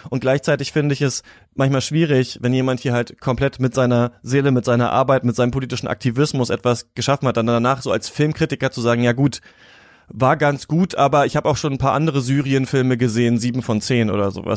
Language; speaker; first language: German; native; German